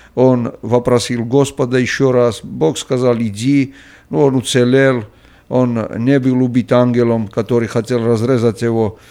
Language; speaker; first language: Russian; non-native, local second language; Georgian